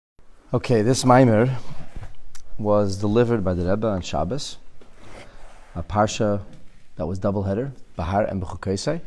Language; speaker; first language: English; native; English